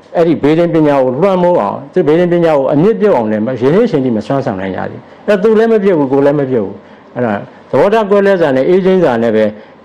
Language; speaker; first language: Burmese; native; Burmese